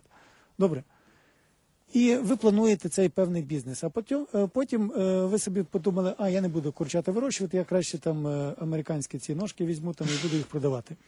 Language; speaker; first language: Ukrainian; native; Ukrainian